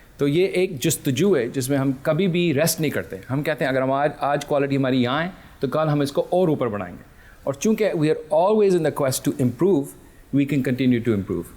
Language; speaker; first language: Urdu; early bilingual, heritage; Urdu